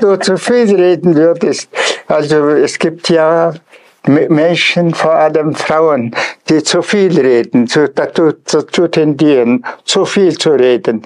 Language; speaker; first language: German; non-native, fluent; Tuvinian